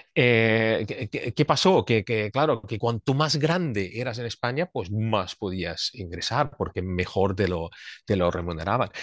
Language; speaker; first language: Spanish; non-native, fluent; Swiss German